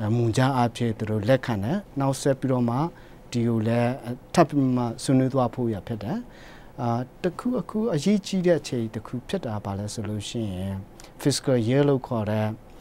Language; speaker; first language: Burmese; non-native, local second language; Hakha Chin